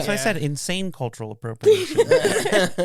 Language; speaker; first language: English; native; English